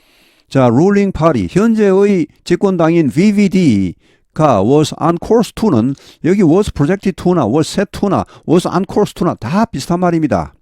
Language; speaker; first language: Korean; native; Korean